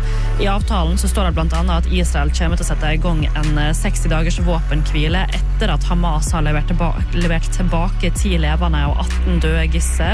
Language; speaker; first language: Norwegian; native; Norwegian